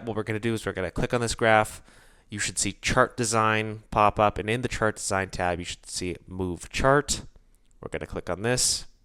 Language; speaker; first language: English; native; English